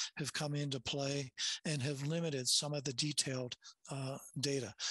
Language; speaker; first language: English; native; English